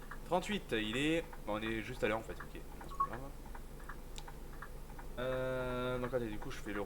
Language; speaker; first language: French; native; French